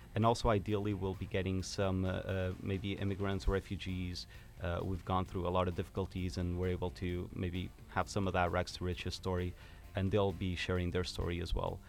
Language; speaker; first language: English; non-native, fluent; Portuguese